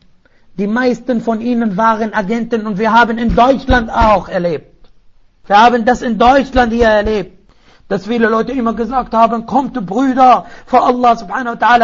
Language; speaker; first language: German; non-native, fluent; Arabic